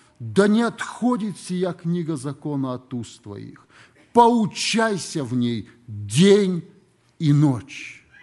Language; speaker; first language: Russian; native; Russian